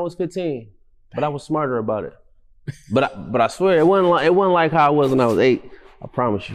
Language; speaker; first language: English; native; English